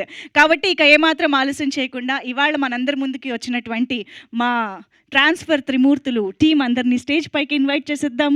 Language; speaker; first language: Telugu; native; Telugu